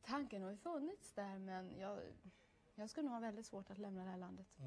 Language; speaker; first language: Swedish; native; Swedish